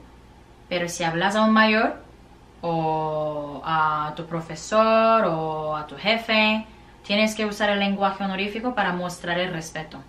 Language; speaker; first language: Spanish; non-native, fluent; Korean